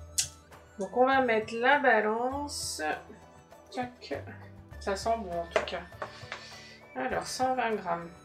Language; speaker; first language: French; native; French